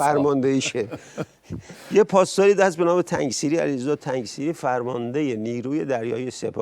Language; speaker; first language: Persian; native; Persian